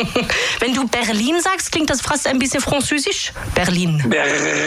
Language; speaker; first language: German; native; German